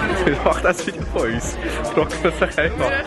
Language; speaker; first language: German; native; German